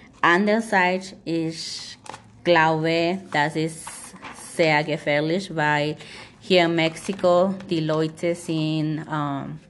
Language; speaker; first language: German; non-native, learner; Spanish